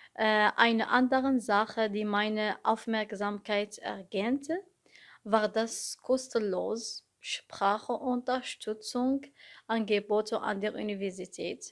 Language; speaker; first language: German; non-native, learner; Arabic